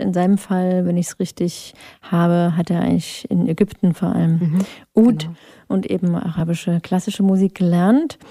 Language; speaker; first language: German; native; German